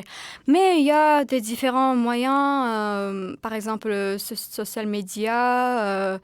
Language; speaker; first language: French; non-native, fluent; Georgian